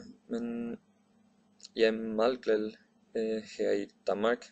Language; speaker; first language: Danish; non-native, learner; Spanish